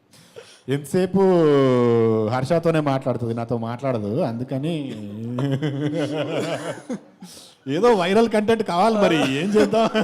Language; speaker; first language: Telugu; native; Telugu